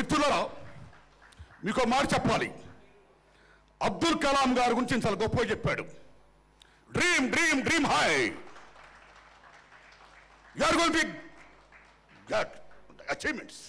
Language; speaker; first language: Telugu; native; Telugu